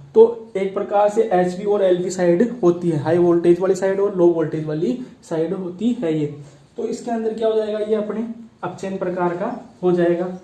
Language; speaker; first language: Hindi; native; Hindi